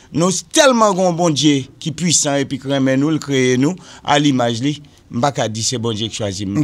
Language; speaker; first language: French; non-native, local second language; Haitian Creole